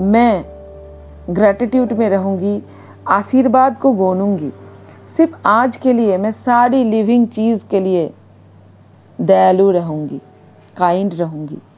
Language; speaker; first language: Hindi; non-native, local second language; Bangla